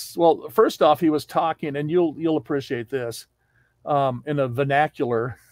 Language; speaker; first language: English; native; English